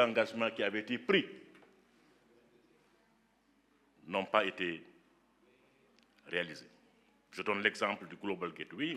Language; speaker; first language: French; non-native, local second language; Wolof